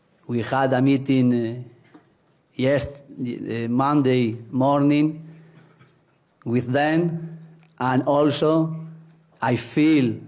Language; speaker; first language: English; non-native, learner; Spanish